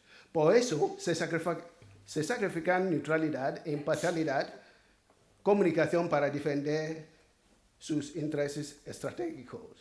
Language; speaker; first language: Spanish; non-native, fluent; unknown